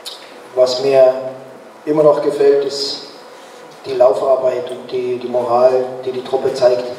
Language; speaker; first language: German; native; German